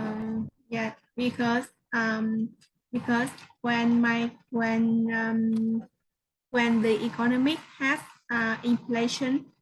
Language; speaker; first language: English; non-native, learner; Vietnamese